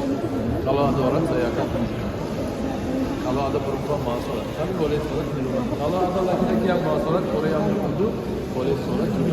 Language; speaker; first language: Indonesian; non-native, learner; Turkish